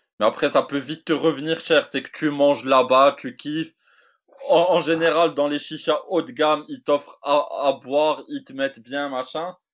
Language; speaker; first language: French; native; French